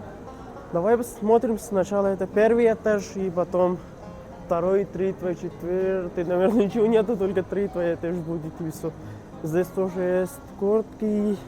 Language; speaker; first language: Russian; non-native, learner; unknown